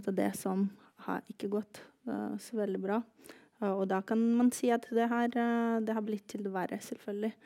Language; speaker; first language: Norwegian; non-native, fluent; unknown